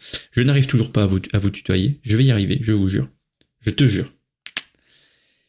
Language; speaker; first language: French; native; French